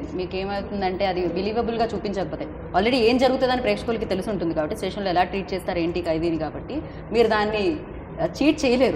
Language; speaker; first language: Telugu; native; Telugu